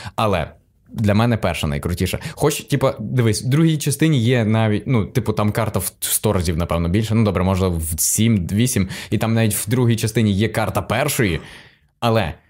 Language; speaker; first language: Ukrainian; native; Ukrainian